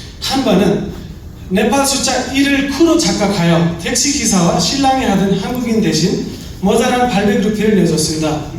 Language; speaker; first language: Korean; non-native, fluent; Nepali